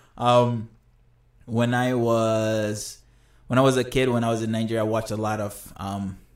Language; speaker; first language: English; early bilingual, other home language; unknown